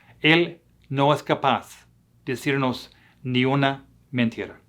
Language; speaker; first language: Spanish; non-native, fluent; English